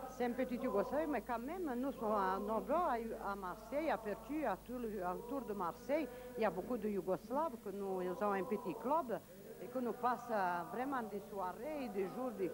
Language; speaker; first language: French; non-native, learner; Serbian